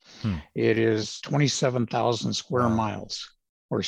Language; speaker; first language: English; native; English